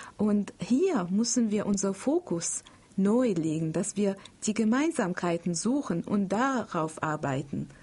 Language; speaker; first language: German; non-native, fluent; Arabic